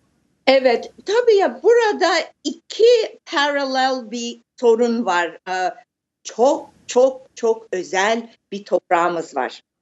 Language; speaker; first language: Turkish; early bilingual, heritage; Turkish